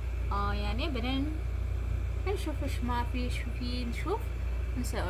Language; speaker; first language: Arabic; non-native, learner; Amharic